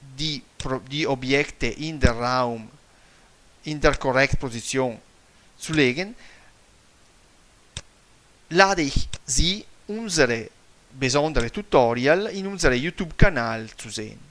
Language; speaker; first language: German; non-native, fluent; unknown